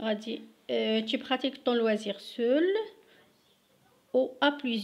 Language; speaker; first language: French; non-native, local second language; Arabic